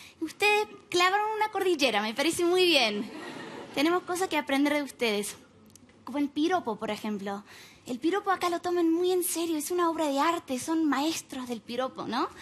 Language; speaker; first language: Spanish; non-native, fluent; English